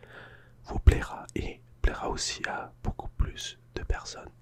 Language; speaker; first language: French; non-native, fluent; English